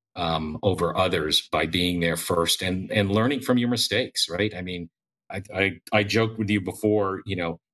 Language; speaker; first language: English; native; English